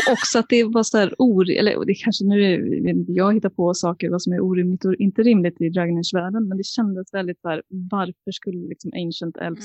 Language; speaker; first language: Swedish; native; Swedish